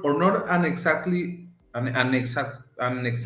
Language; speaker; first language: English; non-native, learner; Spanish